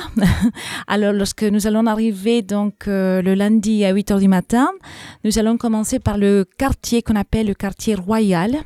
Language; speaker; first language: French; non-native, fluent; English